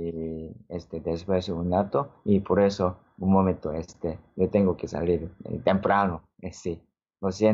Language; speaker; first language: Spanish; non-native, learner; Korean